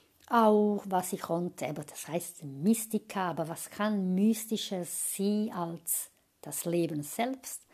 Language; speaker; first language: German; non-native, fluent; Croatian